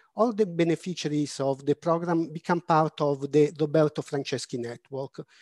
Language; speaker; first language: English; non-native, fluent; Italian